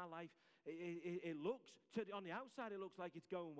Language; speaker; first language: English; native; English